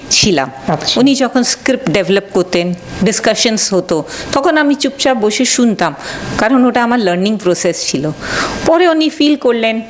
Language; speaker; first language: Bangla; non-native, local second language; Marwari